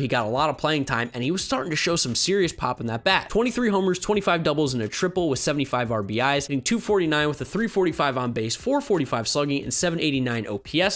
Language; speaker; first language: English; native; English